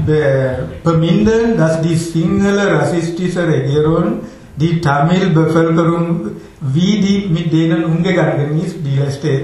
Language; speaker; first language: German; non-native, learner; Tamil